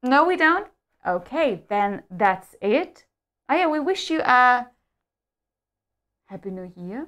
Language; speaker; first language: English; non-native, fluent; German